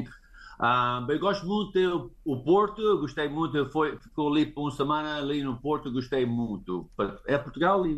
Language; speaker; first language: Portuguese; early bilingual, heritage; English